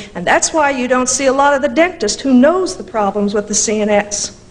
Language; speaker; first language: English; native; English